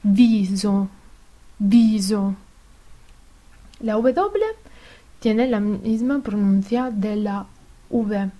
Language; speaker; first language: Spanish; non-native, fluent; Italian